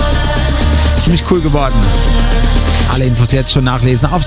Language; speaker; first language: German; native; German